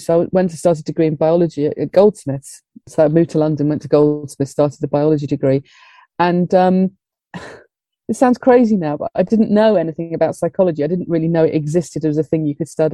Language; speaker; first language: English; native; English